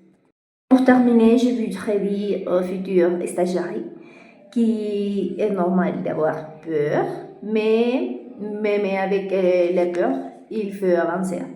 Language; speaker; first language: French; non-native, fluent; Spanish